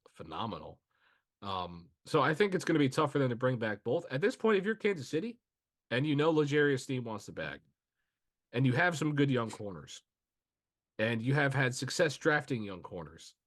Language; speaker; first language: English; native; English